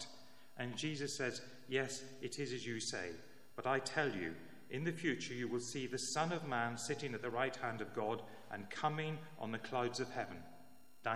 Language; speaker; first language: English; native; English